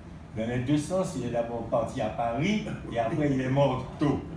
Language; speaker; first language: French; non-native, local second language; Haitian Creole